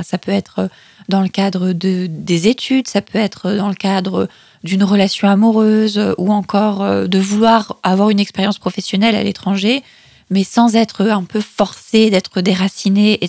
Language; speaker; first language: French; native; French